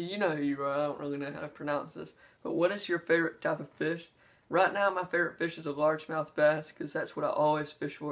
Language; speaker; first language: English; native; English